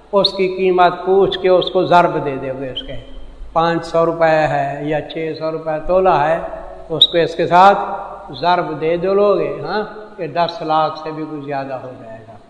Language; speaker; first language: Urdu; non-native, local second language; Saraiki